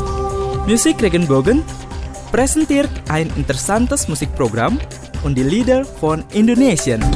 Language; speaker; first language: German; non-native, fluent; Indonesian